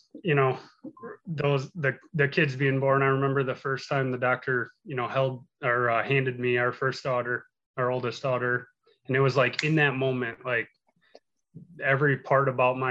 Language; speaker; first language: English; native; English